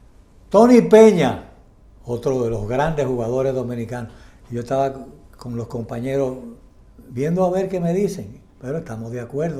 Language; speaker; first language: Spanish; native; Spanish